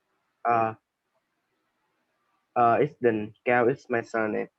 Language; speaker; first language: English; non-native, learner; Vietnamese